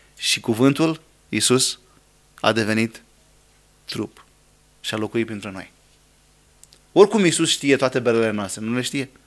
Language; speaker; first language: Romanian; non-native, fluent; English